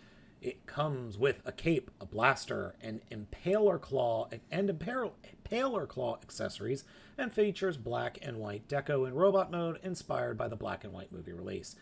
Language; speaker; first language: English; native; English